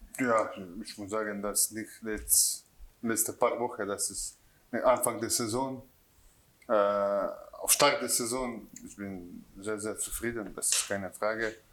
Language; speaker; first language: German; non-native, learner; Croatian